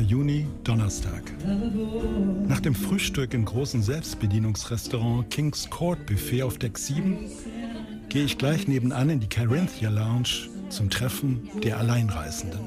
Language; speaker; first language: German; native; German